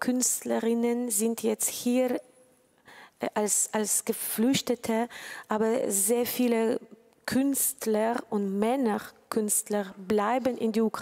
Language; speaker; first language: German; non-native, fluent; Ukrainian